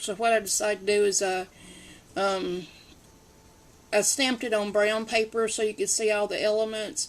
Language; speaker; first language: English; native; English